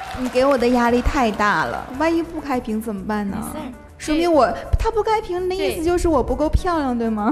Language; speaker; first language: Chinese; native; Chinese